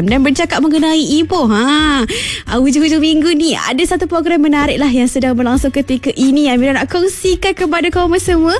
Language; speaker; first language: Malay; native; Malay